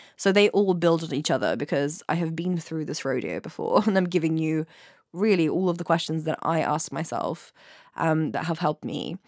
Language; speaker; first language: English; native; English